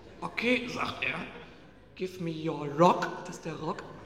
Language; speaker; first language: German; native; German